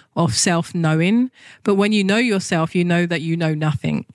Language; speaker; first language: English; native; English